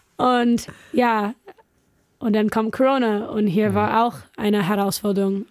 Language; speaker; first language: German; non-native, learner; English